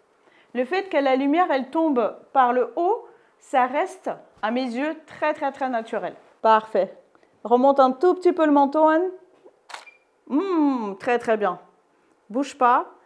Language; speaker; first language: French; native; French